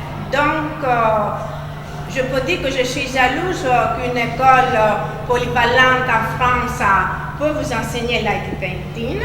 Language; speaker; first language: French; non-native, fluent; Greek